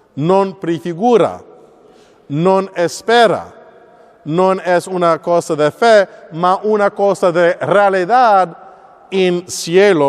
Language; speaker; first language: Spanish; non-native, learner; English